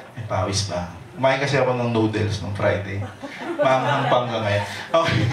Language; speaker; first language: Filipino; native; Filipino